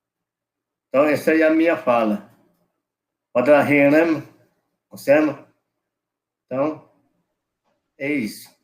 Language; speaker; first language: Portuguese; non-native, local second language; Yanomámi